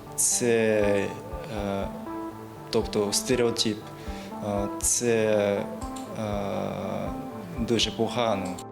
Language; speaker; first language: Ukrainian; non-native, learner; Japanese